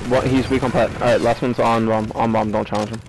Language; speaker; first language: English; native; English